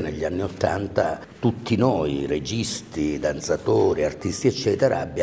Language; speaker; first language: Italian; native; Italian